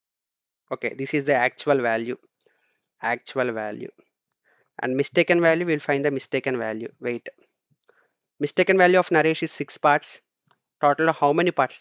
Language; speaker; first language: English; non-native, local second language; Telugu